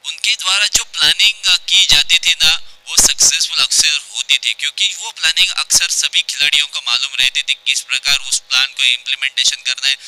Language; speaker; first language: Hindi; non-native, local second language; Marathi